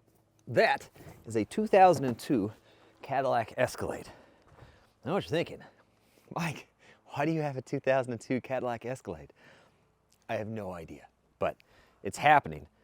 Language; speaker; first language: English; native; English